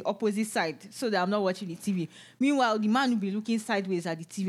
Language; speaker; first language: English; non-native, local second language; Yoruba